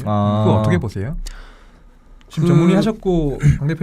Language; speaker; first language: Korean; native; Korean